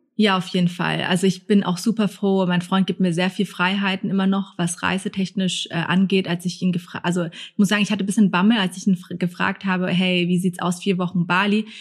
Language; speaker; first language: German; early bilingual, other home language; Thai